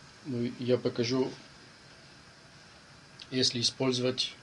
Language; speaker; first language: Russian; non-native, learner; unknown